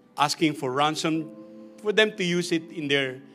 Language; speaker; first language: English; non-native, local second language; Filipino